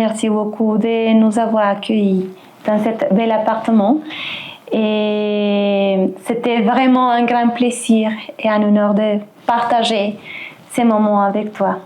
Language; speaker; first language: French; non-native, fluent; Spanish